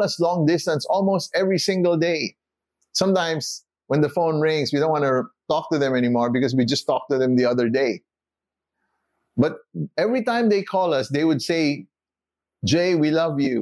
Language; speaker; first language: English; non-native, local second language; Filipino